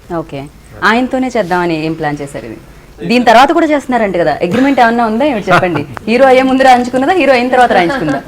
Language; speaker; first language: Telugu; native; Telugu